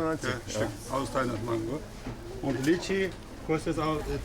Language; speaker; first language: German; non-native, learner; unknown